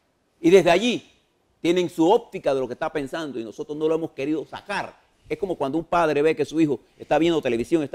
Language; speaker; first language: Spanish; native; Spanish